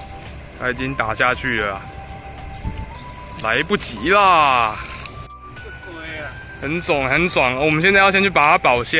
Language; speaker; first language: Chinese; native; Chinese